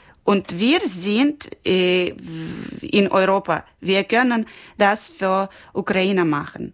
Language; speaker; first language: German; non-native, learner; Ukrainian